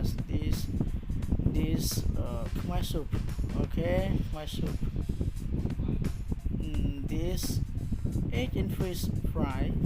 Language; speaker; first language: English; non-native, learner; Khmer